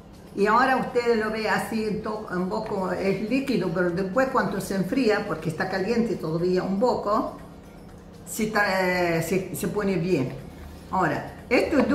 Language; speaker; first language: Spanish; non-native, fluent; Arabic